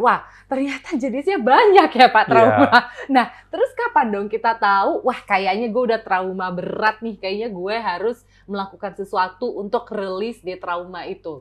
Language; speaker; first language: Indonesian; native; Indonesian